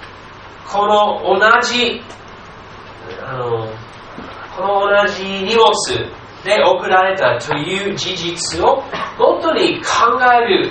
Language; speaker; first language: Japanese; non-native, fluent; English